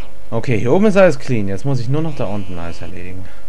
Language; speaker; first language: German; native; German